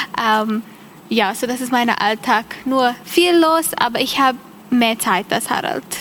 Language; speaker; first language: German; non-native, learner; English